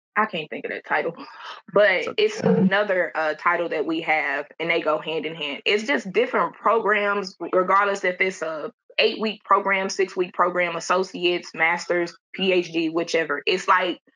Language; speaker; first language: English; native; English